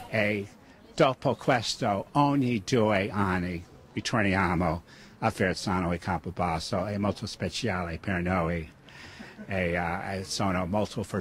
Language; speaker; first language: Italian; early bilingual, heritage; English